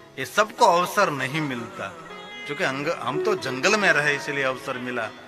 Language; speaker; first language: Hindi; non-native, local second language; Gujarati